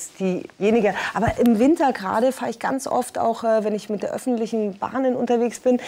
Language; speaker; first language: German; native; German